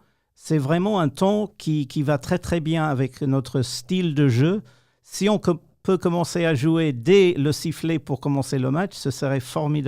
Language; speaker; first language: French; non-native, fluent; English